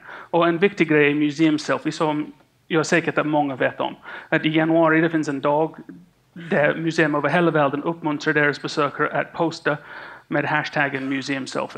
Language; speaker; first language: Swedish; non-native, fluent; English